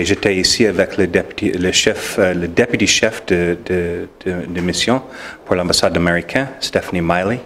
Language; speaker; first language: French; non-native, learner; English